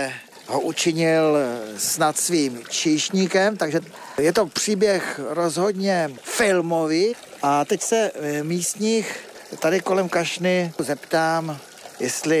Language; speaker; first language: Czech; native; Czech